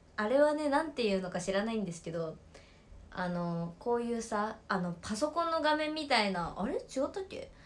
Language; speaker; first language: Japanese; native; Japanese